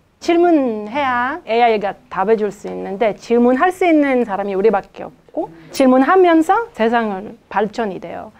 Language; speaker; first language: Korean; non-native, fluent; Hebrew